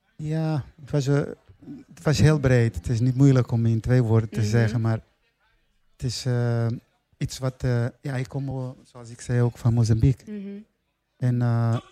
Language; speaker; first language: Dutch; non-native, fluent; Portuguese